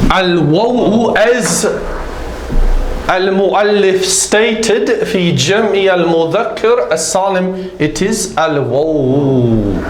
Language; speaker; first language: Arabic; non-native, fluent; English